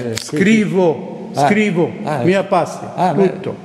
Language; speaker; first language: Italian; non-native, learner; Polish